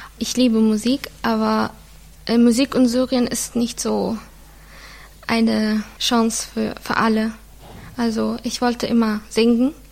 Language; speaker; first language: German; non-native, fluent; Arabic